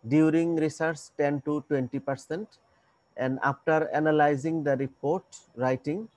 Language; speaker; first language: English; non-native, local second language; Bangla